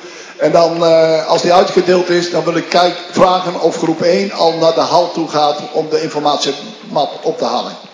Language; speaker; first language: Dutch; native; Dutch